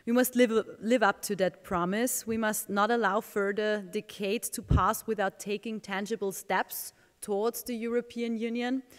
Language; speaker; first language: English; non-native, fluent; German